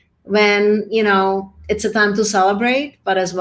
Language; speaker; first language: English; non-native, fluent; Czech